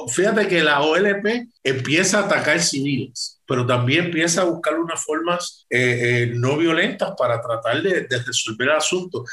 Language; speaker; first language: Spanish; native; Spanish